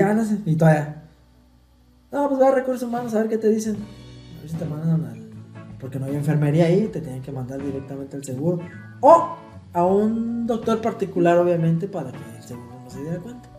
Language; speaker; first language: Spanish; native; Spanish